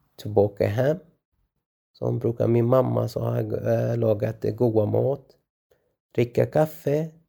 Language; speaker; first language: Swedish; non-native, learner; Arabic